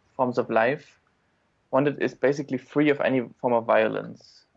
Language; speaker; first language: English; non-native, fluent; German